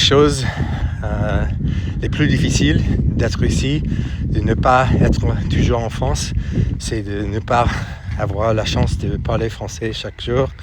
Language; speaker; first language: French; non-native, fluent; English